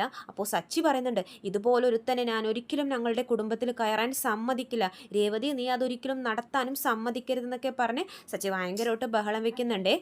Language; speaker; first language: Malayalam; native; Malayalam